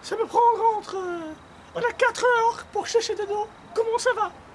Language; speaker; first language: French; non-native, learner; English